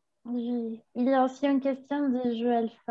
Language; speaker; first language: French; non-native, fluent; Spanish